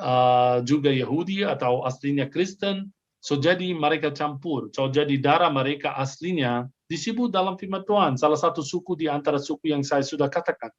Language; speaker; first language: Indonesian; non-native, fluent; Arabic